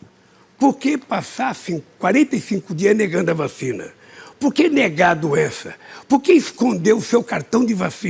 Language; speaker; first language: Portuguese; native; Portuguese